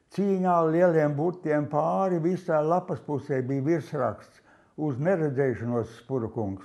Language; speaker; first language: Latvian; early bilingual, heritage; Latvian